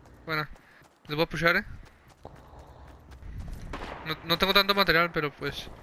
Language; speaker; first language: Spanish; native; Spanish